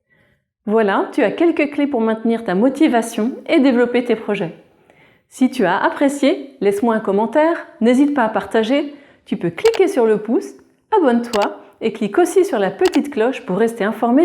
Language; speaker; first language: French; native; French